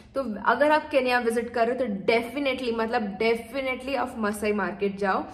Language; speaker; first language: Hindi; non-native, local second language; Tulu